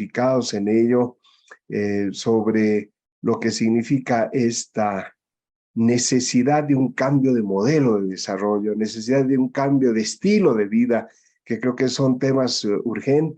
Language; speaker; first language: Spanish; native; Spanish